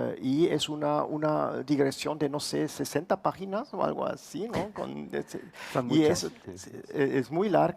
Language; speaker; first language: Spanish; non-native, fluent; German